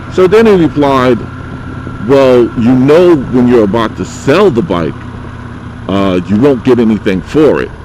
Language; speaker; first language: English; native; English